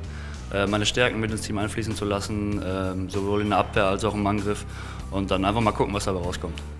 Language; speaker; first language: German; native; German